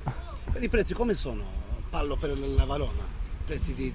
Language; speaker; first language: Italian; non-native, fluent; Albanian